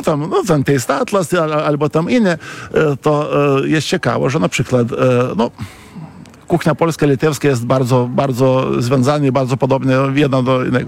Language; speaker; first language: Polish; non-native, fluent; Lithuanian